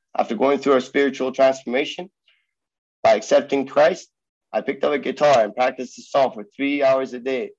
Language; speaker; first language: English; early bilingual, other home language; Persian